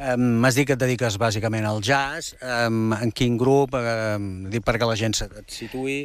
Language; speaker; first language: Catalan; native; Catalan